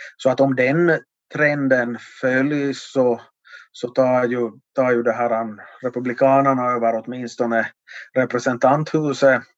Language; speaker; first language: Swedish; native; Swedish